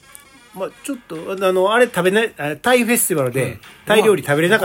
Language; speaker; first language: Japanese; native; Japanese